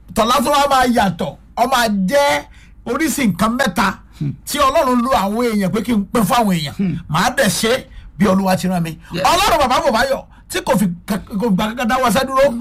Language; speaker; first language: Yoruba; native; Yoruba